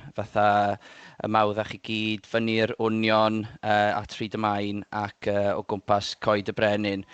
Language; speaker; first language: Welsh; native; Welsh